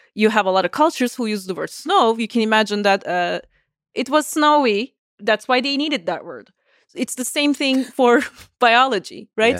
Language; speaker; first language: English; non-native, fluent; Turkish